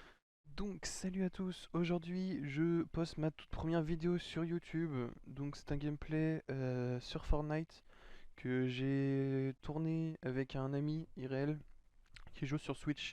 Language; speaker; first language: French; native; French